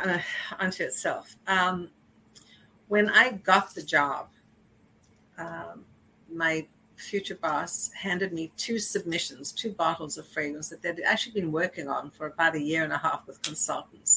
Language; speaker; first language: English; native; English